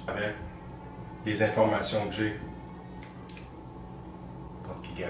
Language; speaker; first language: French; native; French